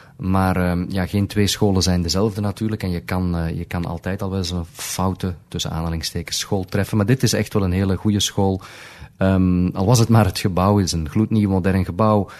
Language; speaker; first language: Dutch; native; Dutch